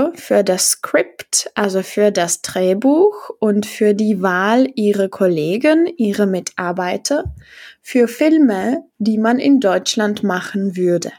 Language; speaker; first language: German; non-native, fluent; Czech